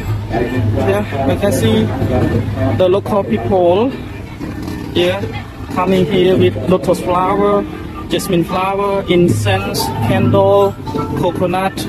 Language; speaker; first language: English; non-native, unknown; Khmer